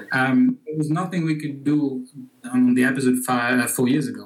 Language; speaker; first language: English; non-native, fluent; Italian